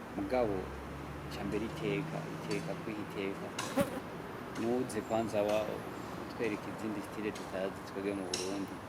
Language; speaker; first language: Rundi; early bilingual, heritage; Rundi